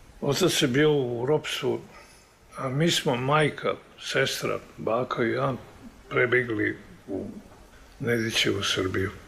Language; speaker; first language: Serbian; native; Serbian